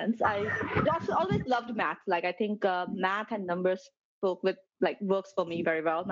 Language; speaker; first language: English; non-native, local second language; Gujarati